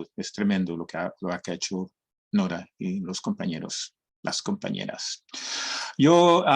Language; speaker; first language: Spanish; early bilingual, heritage; Spanish